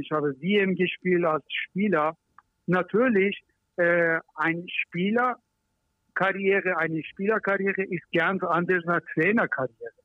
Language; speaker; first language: German; non-native, learner; Persian